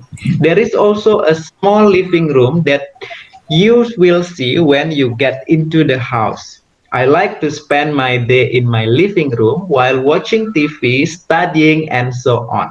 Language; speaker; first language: English; non-native, fluent; Indonesian